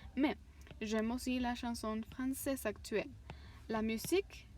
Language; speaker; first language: French; non-native, fluent; Spanish